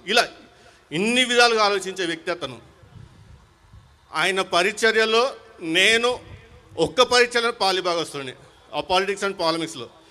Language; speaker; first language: Telugu; non-native, local second language; Hindi